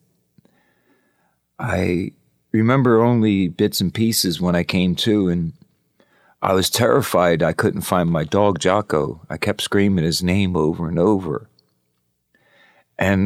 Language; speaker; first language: English; native; English